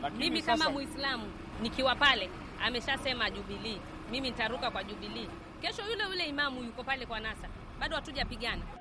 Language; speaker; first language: Swahili; native; Swahili